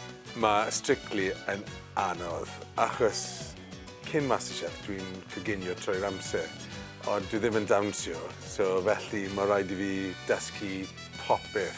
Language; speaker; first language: Welsh; non-native, local second language; English